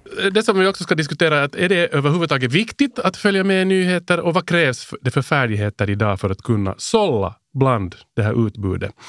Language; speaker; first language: Swedish; native; Swedish